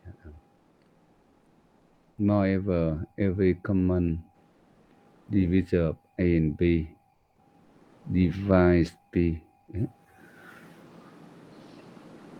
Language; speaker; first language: English; non-native, learner; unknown